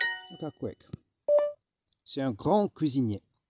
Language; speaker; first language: French; early bilingual, other home language; English